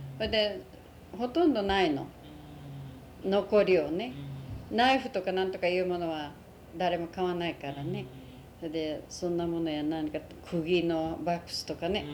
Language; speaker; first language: Japanese; native; Japanese